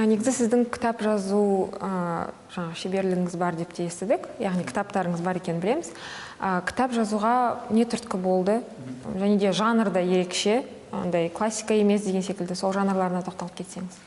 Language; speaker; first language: Kazakh; native; Kazakh